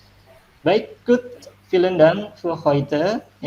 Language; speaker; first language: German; non-native, fluent; Indonesian